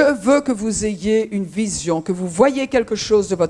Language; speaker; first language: French; native; French